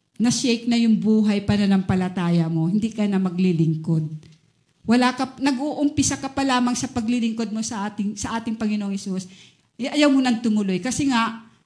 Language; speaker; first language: Filipino; native; Filipino